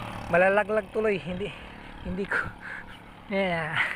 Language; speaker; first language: Filipino; non-native, local second language; Cebuano